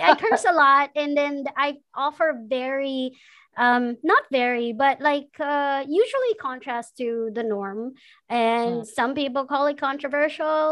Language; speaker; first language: English; non-native, local second language; Filipino